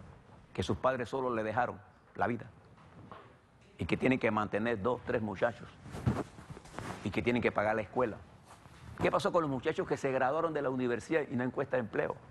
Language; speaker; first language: Spanish; native; Spanish